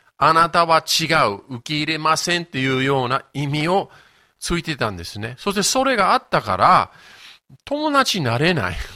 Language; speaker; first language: Japanese; non-native, fluent; English